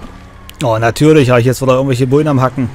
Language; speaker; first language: German; native; German